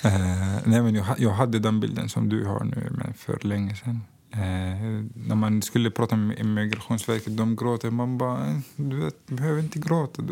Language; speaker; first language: Swedish; non-native, fluent; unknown